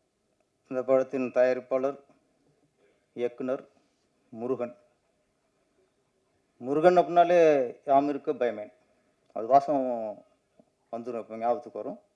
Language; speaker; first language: Tamil; native; Tamil